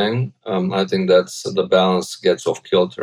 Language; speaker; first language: English; non-native, fluent; Bulgarian